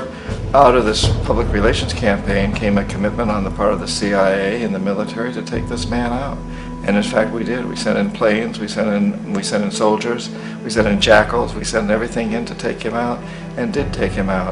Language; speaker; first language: English; native; English